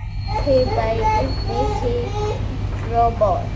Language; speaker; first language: English; non-native, learner; Vietnamese